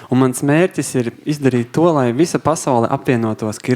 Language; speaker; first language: Latvian; native; Latvian